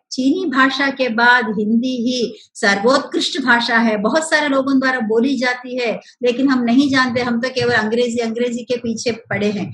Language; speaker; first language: Hindi; non-native, local second language; Telugu